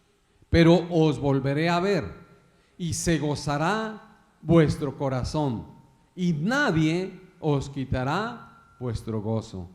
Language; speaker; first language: Spanish; native; Spanish